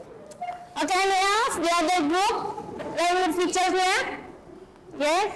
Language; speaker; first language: English; non-native, learner; Indonesian